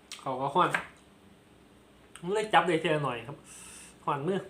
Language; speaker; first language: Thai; non-native, local second language; Lao